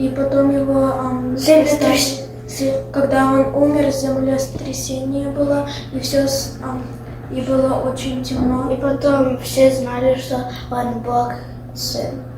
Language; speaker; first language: Russian; early bilingual, heritage; Russian